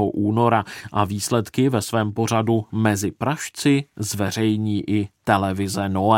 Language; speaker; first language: Czech; native; Czech